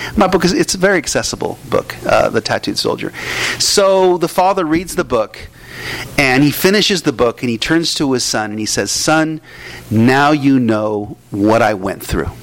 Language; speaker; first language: English; early bilingual, other home language; Spanish